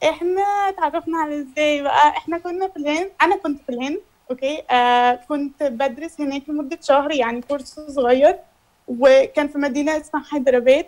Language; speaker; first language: Arabic; native; Arabic